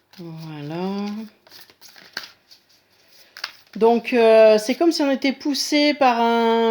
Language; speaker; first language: French; native; French